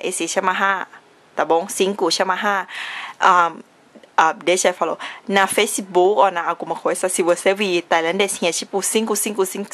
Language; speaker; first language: Portuguese; non-native, learner; Thai